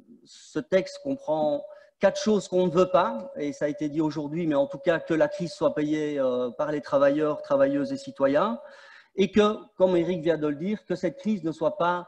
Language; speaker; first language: French; native; French